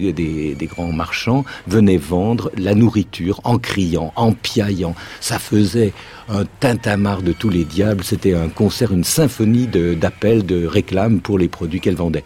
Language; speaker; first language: French; native; French